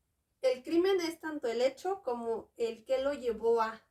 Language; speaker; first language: Spanish; native; Spanish